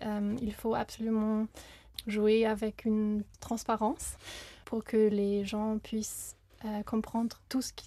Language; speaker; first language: French; non-native, fluent; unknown